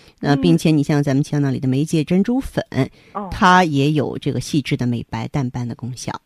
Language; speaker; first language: Chinese; native; Chinese